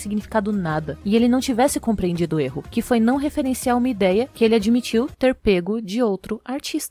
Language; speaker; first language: Portuguese; native; Portuguese